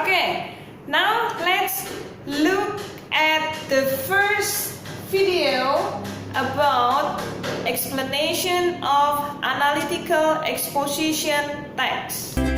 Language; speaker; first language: English; non-native, local second language; Indonesian